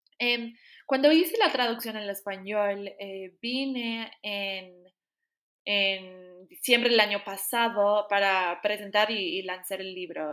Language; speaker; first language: Spanish; non-native, fluent; English